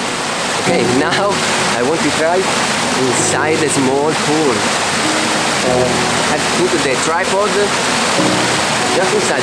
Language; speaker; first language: English; non-native, fluent; Italian